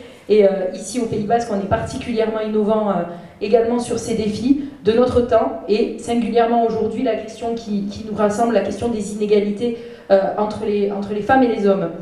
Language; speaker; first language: French; native; French